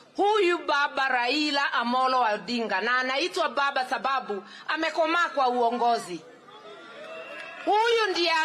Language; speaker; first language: Swahili; non-native, local second language; Kikuyu